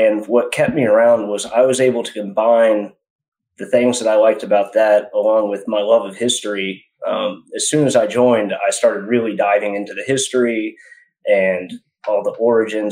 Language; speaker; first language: English; native; English